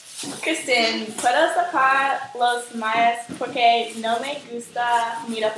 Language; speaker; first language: Spanish; non-native, learner; English